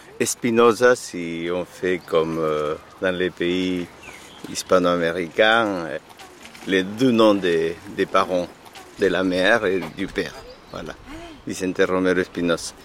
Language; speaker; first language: French; non-native, fluent; Spanish